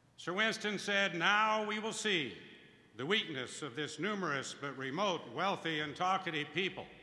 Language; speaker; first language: English; native; English